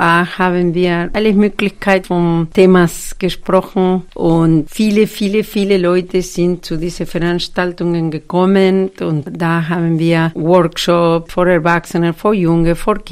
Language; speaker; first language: German; non-native, fluent; Spanish